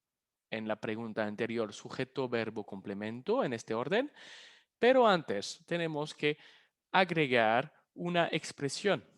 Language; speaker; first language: Spanish; non-native, fluent; French